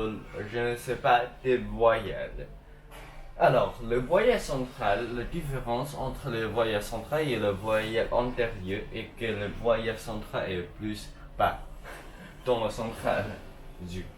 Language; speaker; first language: French; non-native, learner; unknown